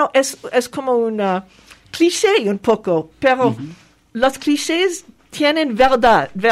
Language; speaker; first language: Spanish; non-native, fluent; French